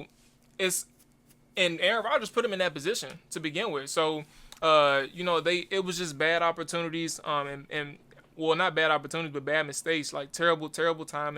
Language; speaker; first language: English; native; English